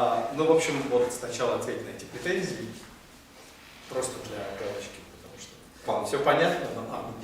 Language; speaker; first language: Russian; native; Russian